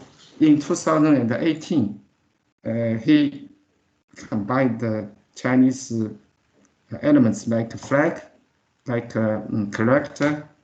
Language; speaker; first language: English; non-native, learner; Chinese